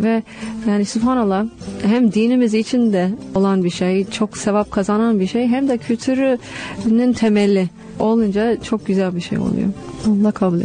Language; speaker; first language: Turkish; non-native, fluent; English